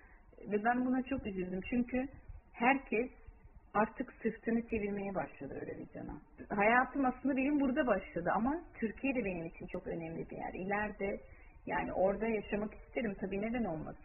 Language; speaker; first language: Turkish; early bilingual, heritage; Turkish